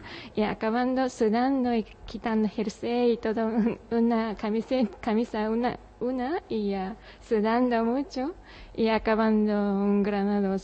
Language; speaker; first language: Spanish; non-native, learner; Japanese